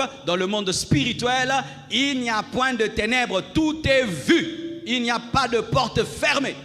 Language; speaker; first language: French; non-native, local second language; Lingala